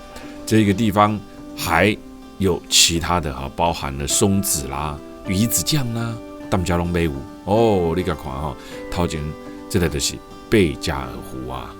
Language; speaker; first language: Chinese; native; Chinese